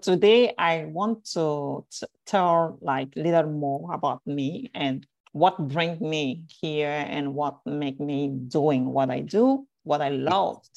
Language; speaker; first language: English; non-native, fluent; French